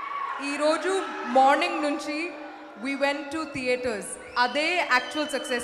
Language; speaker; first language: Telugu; non-native, learner; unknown